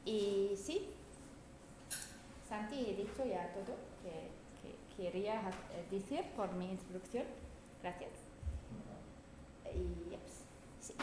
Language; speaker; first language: Spanish; non-native, fluent; German